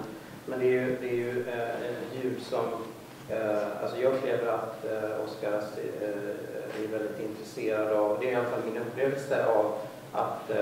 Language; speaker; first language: Swedish; native; Swedish